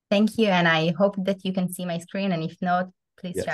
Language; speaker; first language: English; non-native, fluent; Hebrew